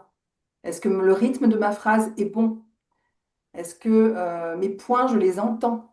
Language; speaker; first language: French; native; French